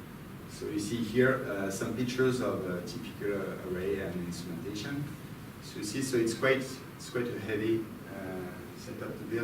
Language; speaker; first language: English; non-native, fluent; French